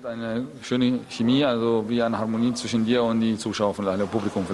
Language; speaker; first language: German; non-native, learner; Arabic